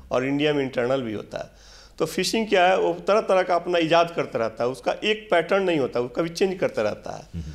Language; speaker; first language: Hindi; native; Hindi